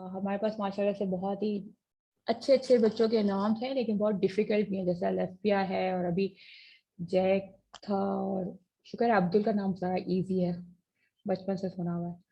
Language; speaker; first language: Urdu; native; Urdu